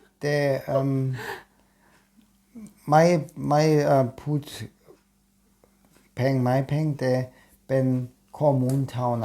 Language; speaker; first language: Thai; non-native, learner; German